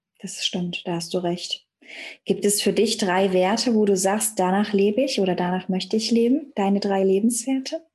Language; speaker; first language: German; native; German